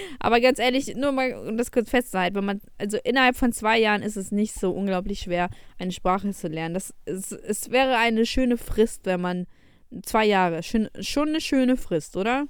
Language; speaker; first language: German; early bilingual, other home language; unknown